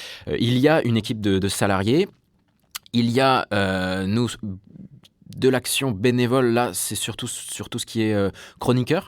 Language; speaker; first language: French; native; French